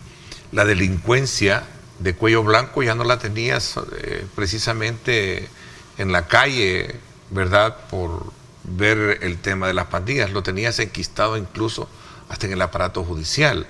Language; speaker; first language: Spanish; native; Spanish